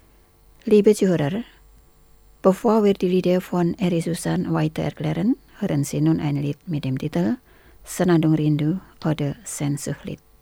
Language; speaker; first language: German; non-native, fluent; Indonesian